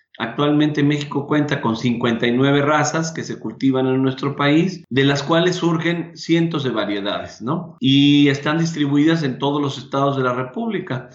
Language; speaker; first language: Spanish; native; Spanish